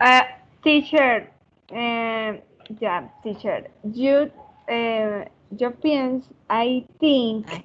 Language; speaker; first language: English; non-native, learner; Spanish